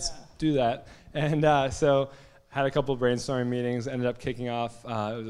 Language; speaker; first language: English; native; English